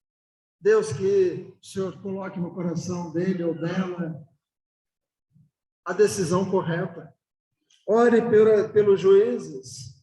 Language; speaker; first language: Portuguese; native; Portuguese